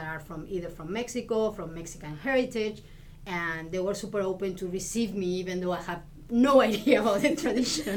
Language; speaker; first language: English; non-native, fluent; Spanish